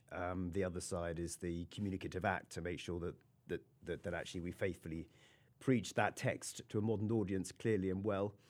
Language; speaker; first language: English; native; English